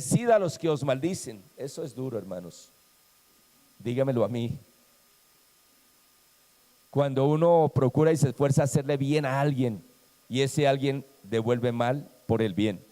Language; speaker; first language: Spanish; native; Spanish